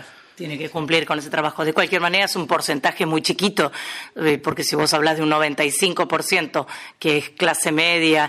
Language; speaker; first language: Spanish; native; Spanish